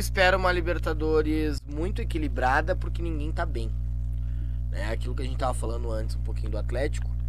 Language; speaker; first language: Portuguese; native; Portuguese